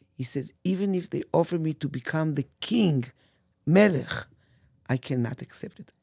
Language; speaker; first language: English; non-native, fluent; Hebrew